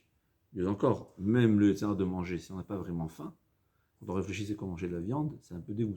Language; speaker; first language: French; native; French